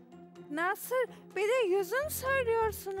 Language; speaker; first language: Turkish; non-native, learner; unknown